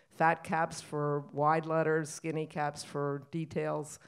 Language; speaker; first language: English; native; English